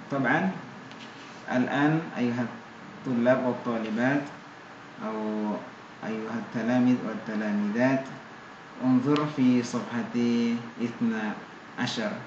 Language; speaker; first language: Arabic; non-native, fluent; Indonesian